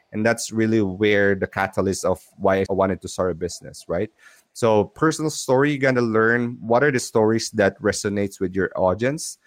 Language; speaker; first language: English; non-native, local second language; Filipino